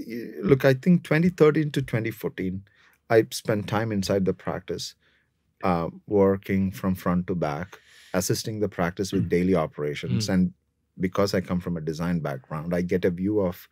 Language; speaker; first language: English; non-native, local second language; Malayalam